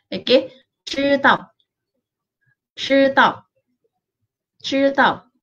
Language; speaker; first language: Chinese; non-native, local second language; Malay